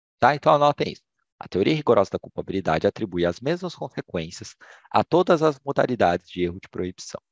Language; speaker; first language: Portuguese; native; Portuguese